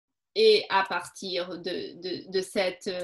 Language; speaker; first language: French; non-native, fluent; Portuguese